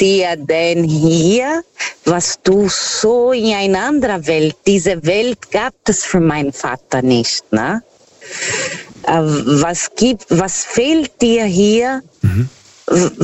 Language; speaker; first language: German; non-native, fluent; Portuguese